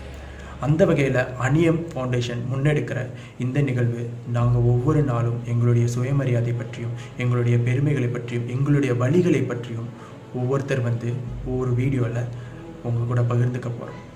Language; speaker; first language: Tamil; native; Tamil